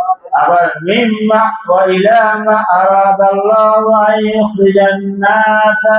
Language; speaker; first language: Arabic; non-native, learner; Bangla